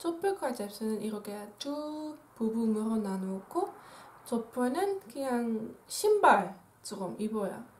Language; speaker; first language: Korean; non-native, fluent; Dutch